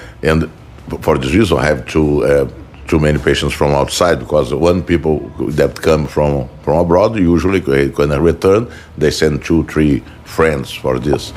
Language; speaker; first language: English; non-native, fluent; Portuguese